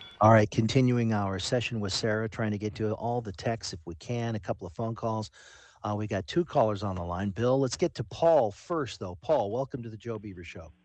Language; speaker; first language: English; native; English